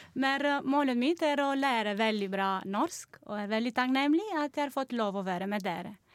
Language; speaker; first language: Norwegian; non-native, learner; Romanian